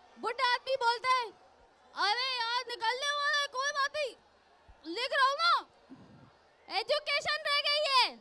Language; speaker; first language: Urdu; non-native, local second language; Sindhi